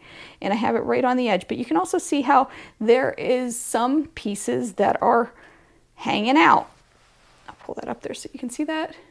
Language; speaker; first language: English; native; English